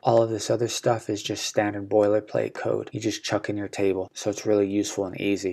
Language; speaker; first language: English; native; English